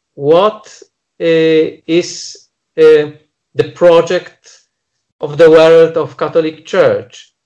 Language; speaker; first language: English; non-native, fluent; Polish